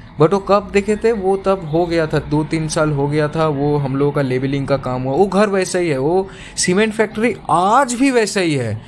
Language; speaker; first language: Hindi; non-native, local second language; Bangla